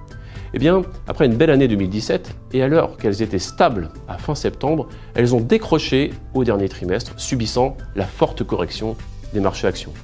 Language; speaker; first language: French; native; French